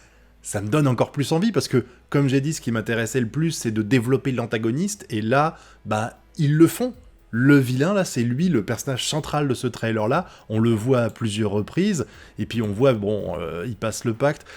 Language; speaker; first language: French; native; French